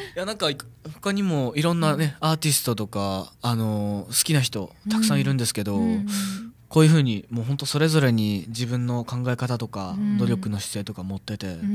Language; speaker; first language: Japanese; native; Japanese